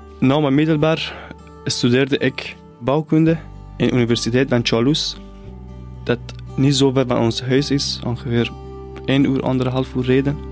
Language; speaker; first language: Dutch; non-native, fluent; Persian